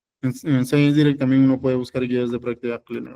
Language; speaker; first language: Spanish; native; Spanish